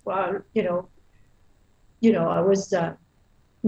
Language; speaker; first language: English; non-native, fluent; Dutch